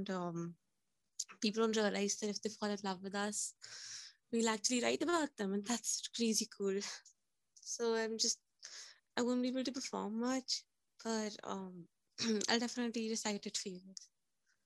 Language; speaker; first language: English; non-native, local second language; Hindi